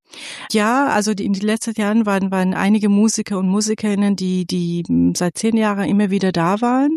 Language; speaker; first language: German; non-native, fluent; Persian